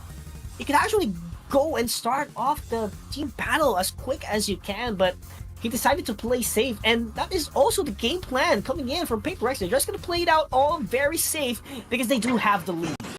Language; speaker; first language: English; non-native, local second language; Filipino